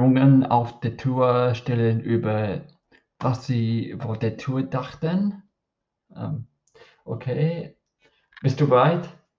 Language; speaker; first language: German; non-native, learner; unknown